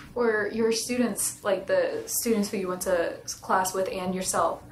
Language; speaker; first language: English; native; English